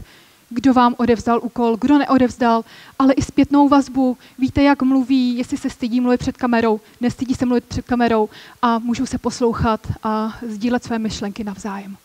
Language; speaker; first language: Czech; native; Czech